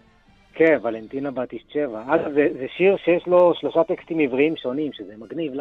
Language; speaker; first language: Hebrew; native; Hebrew